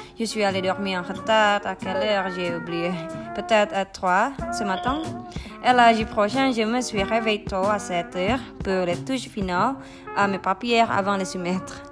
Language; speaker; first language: French; non-native, fluent; Indonesian